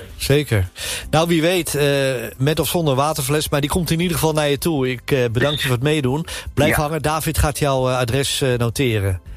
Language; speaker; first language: Dutch; native; Dutch